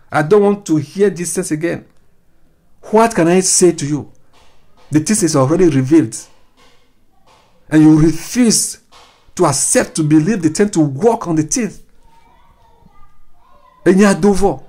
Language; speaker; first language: English; non-native, fluent; Ewe